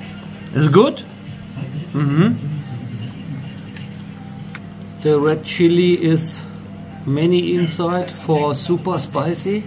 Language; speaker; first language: English; non-native, learner; German